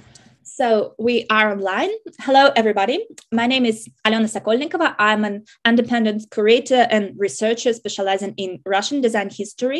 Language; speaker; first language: English; non-native, fluent; Russian